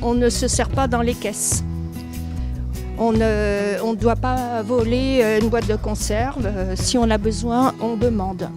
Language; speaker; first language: French; native; French